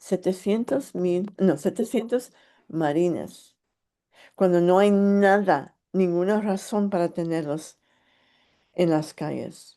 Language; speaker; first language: Spanish; early bilingual, heritage; English